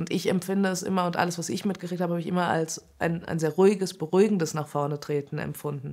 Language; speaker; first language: German; native; German